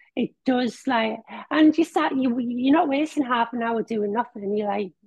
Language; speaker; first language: English; native; English